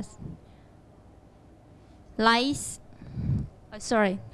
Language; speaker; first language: English; non-native, learner; Thai